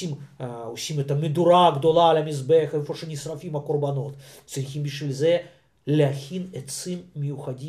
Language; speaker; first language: Hebrew; non-native, fluent; Russian